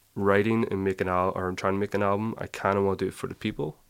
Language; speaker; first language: English; native; English